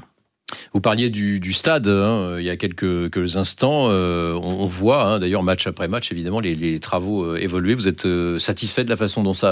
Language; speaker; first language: French; native; French